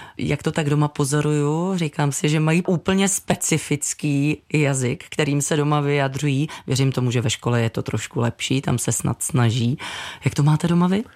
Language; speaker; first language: Czech; native; Czech